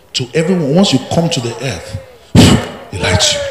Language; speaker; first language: English; non-native, local second language; Yoruba